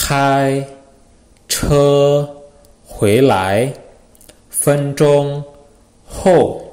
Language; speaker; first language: Chinese; non-native, fluent; Indonesian